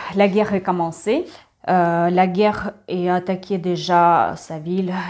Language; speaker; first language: French; non-native, learner; Ukrainian